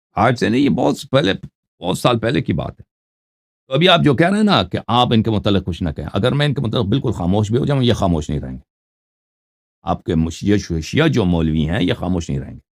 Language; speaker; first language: Urdu; non-native, fluent; Persian